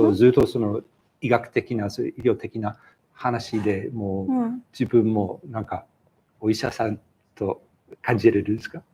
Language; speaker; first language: Japanese; non-native, fluent; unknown